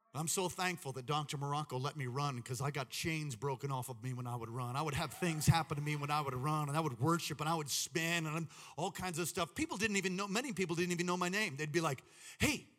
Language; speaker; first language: English; native; English